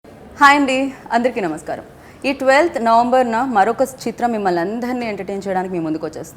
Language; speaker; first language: Telugu; native; Telugu